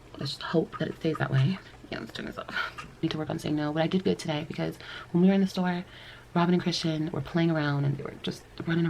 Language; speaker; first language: English; native; English